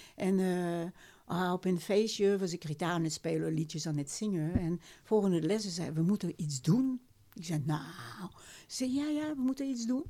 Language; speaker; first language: Dutch; non-native, fluent; French